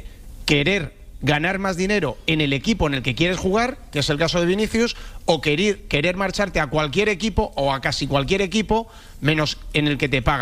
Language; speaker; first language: Spanish; native; Spanish